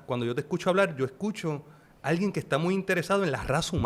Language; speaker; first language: Spanish; native; Spanish